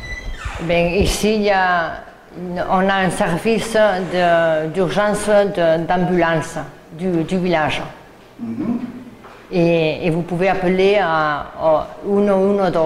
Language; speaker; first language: French; non-native, learner; Spanish